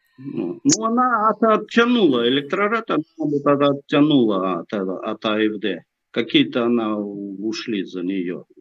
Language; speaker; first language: Russian; native; Russian